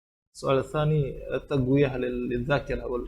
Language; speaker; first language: Arabic; non-native, fluent; Indonesian